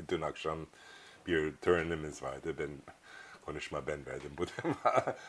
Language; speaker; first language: Turkish; non-native, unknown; English